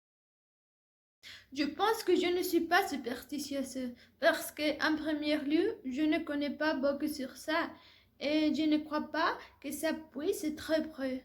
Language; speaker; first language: French; non-native, learner; Spanish